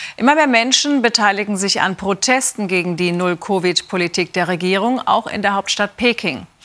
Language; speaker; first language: German; native; German